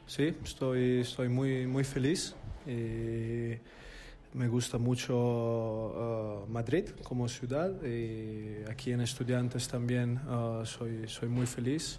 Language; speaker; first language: Spanish; non-native, learner; Italian